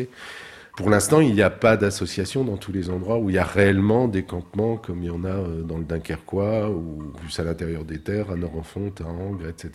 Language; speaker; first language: French; native; French